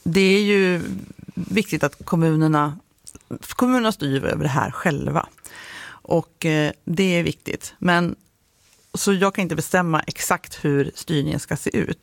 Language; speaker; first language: Swedish; native; Swedish